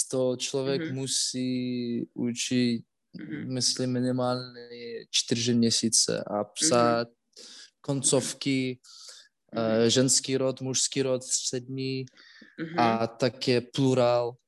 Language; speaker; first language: Czech; non-native, learner; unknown